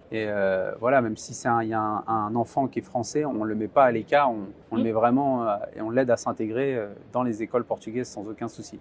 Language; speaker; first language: French; native; French